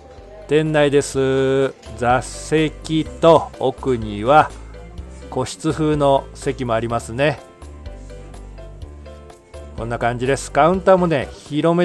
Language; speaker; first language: Japanese; native; Japanese